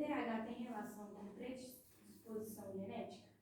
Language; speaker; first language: Portuguese; native; Portuguese